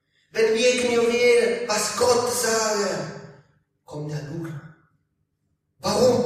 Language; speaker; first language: German; non-native, learner; Italian